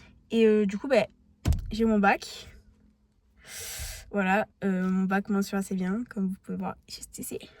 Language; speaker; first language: French; native; French